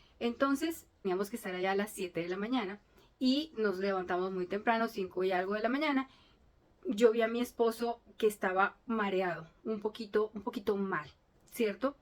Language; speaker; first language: Spanish; native; Spanish